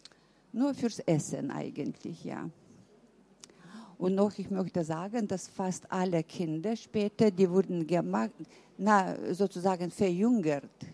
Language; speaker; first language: German; early bilingual, heritage; German